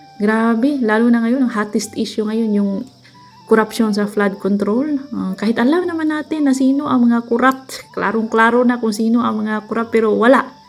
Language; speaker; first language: Filipino; non-native, local second language; Cebuano